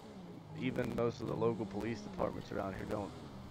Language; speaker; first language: English; native; English